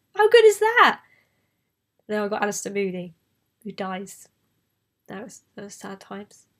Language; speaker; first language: English; native; English